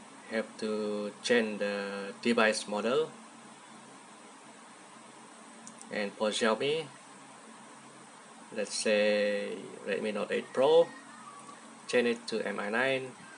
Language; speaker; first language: English; non-native, local second language; Malay